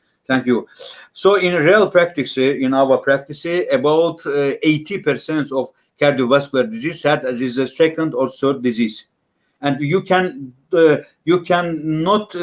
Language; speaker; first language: English; non-native, learner; Russian